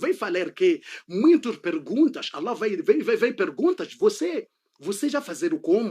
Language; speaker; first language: Portuguese; non-native, learner; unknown